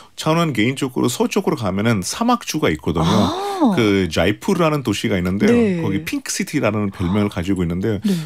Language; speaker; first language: Korean; non-native, fluent; Hindi